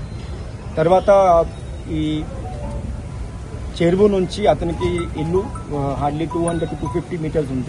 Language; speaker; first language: Telugu; non-native, learner; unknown